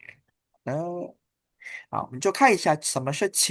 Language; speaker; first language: Chinese; non-native, fluent; Indonesian